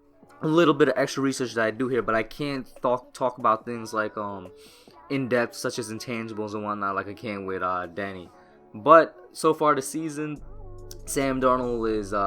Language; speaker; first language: English; native; English